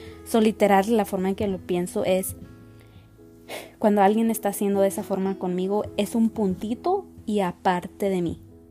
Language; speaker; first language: Spanish; early bilingual, heritage; Spanish